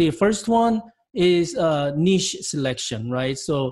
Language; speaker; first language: English; non-native, fluent; Korean